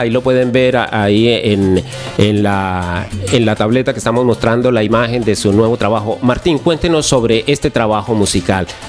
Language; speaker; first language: Spanish; native; Spanish